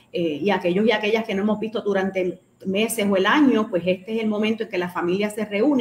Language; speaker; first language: Spanish; native; Spanish